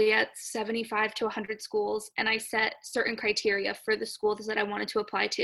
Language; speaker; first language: English; native; English